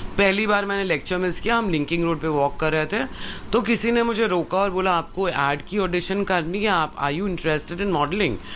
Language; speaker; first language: Hindi; non-native, local second language; Sindhi